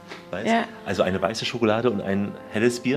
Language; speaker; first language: German; native; German